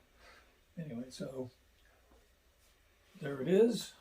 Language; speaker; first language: English; native; English